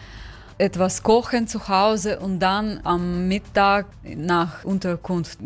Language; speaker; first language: German; non-native, learner; Ukrainian